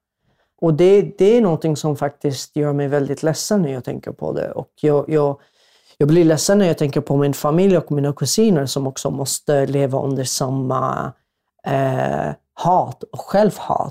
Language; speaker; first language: Swedish; non-native, fluent; Arabic